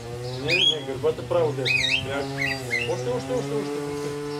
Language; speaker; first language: Bulgarian; non-native, learner; Russian